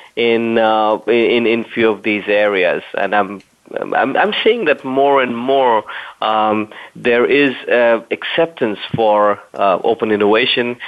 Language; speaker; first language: English; non-native, fluent; German